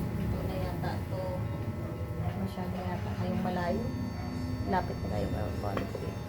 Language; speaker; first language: Filipino; non-native, local second language; Cebuano